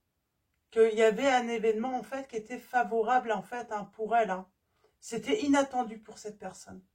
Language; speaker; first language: French; native; French